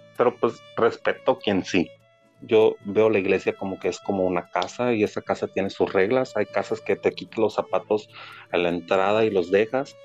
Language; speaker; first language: Spanish; native; Spanish